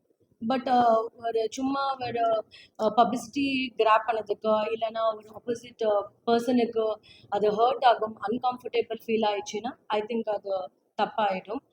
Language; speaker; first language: Tamil; non-native, fluent; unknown